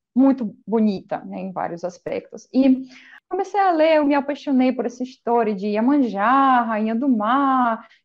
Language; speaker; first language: Portuguese; non-native, fluent; Russian